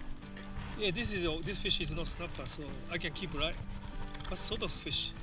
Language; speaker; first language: English; non-native, learner; Japanese